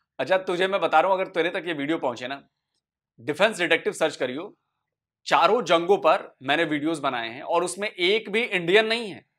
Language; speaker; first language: Hindi; native; Hindi